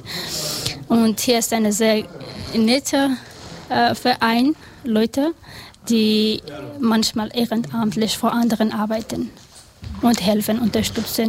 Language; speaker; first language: German; non-native, learner; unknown